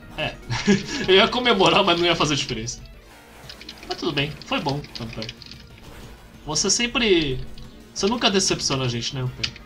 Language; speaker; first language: Portuguese; native; Portuguese